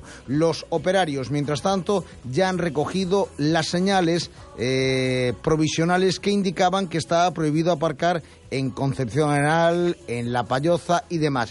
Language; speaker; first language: Spanish; native; Spanish